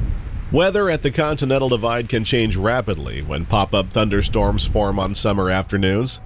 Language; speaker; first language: English; native; English